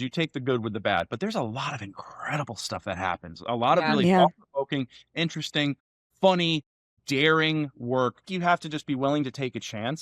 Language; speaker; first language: English; native; English